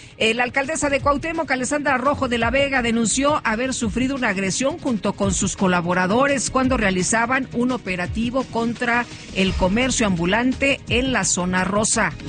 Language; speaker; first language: Spanish; native; Spanish